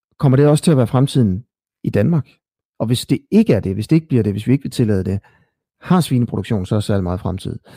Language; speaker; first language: Danish; native; Danish